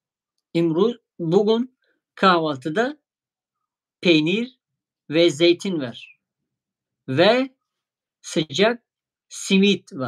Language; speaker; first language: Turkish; non-native, fluent; Tajik